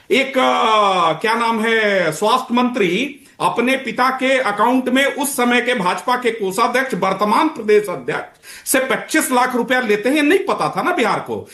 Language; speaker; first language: Hindi; native; Hindi